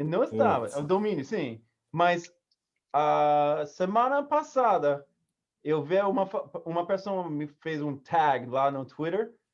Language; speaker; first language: Portuguese; non-native, learner; English